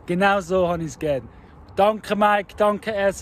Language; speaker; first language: German; non-native, fluent; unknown